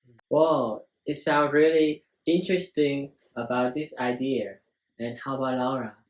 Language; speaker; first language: English; non-native, learner; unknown